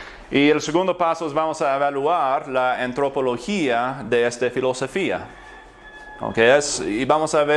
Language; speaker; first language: Spanish; non-native, fluent; English